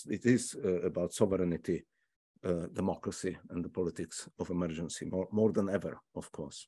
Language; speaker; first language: English; non-native, fluent; Slovak